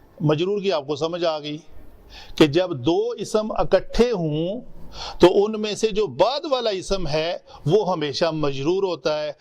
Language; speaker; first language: Urdu; non-native, local second language; Punjabi